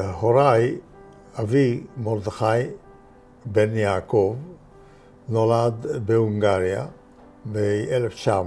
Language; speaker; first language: Hebrew; non-native, fluent; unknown